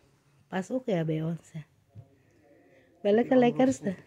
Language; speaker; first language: Dutch; non-native, learner; Indonesian